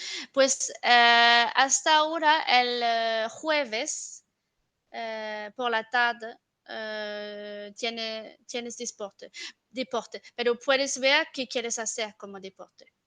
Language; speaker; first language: Spanish; non-native, fluent; French